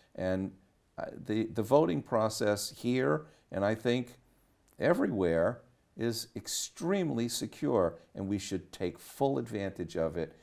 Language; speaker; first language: English; native; English